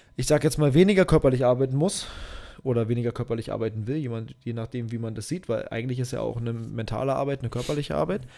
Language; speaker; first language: German; native; German